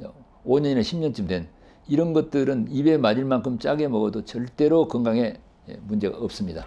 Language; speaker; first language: Korean; native; Korean